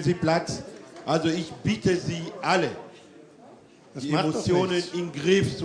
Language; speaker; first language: German; non-native, fluent; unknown